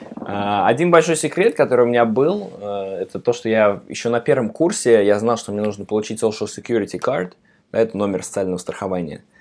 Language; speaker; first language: Russian; native; Russian